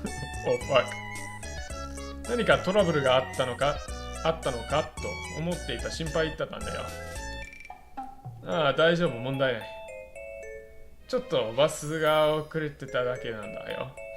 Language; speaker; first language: Japanese; non-native, fluent; English